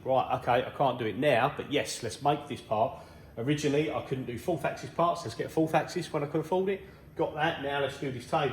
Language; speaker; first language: English; native; English